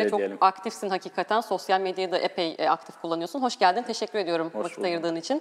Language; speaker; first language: Turkish; native; Turkish